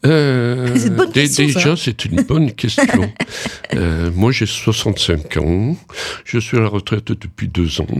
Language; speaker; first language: French; native; French